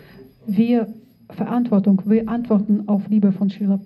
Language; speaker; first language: German; non-native, fluent; Russian